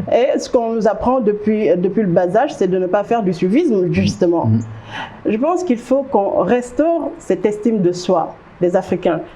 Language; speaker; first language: French; non-native, local second language; Wolof